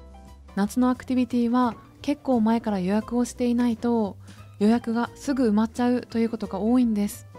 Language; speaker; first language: Japanese; native; Japanese